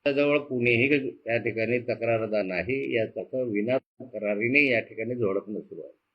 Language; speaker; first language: Marathi; native; Marathi